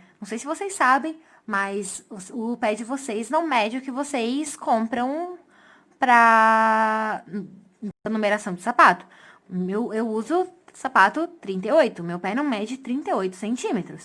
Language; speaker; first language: Portuguese; native; Portuguese